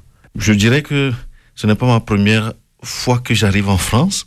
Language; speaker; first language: French; non-native, local second language; Ewe